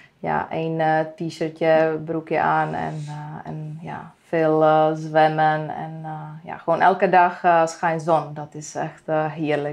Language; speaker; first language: Dutch; non-native, fluent; Czech